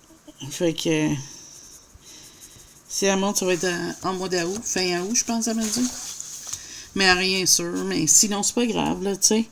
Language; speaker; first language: French; native; French